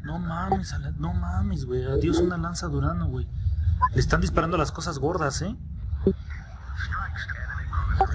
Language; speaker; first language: Spanish; native; Spanish